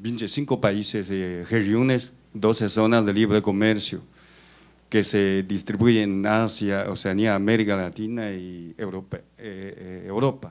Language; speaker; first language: Spanish; non-native, fluent; Chinese